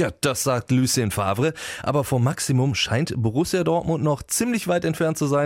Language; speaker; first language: German; native; German